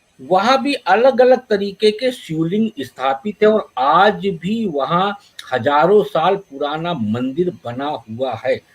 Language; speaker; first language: Hindi; native; Hindi